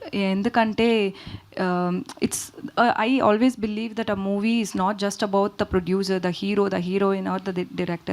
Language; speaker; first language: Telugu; non-native, learner; Tamil